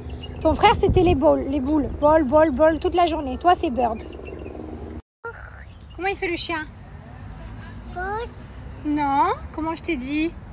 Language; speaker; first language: French; native; French